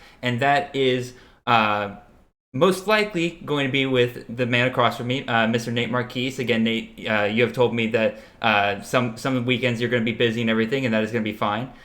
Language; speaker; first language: English; native; English